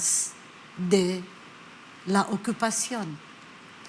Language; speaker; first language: Spanish; non-native, learner; Arabic